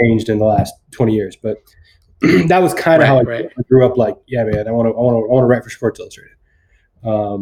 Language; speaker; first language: English; native; English